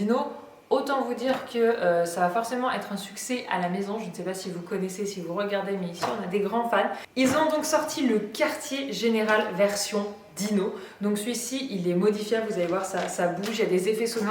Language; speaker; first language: French; native; French